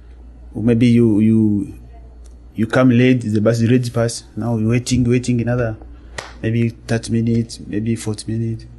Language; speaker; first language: English; non-native, learner; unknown